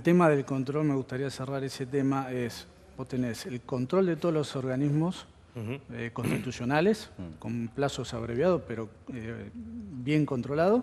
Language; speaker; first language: Spanish; native; Spanish